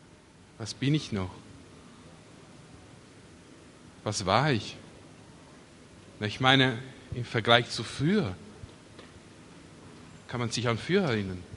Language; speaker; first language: German; non-native, fluent; Italian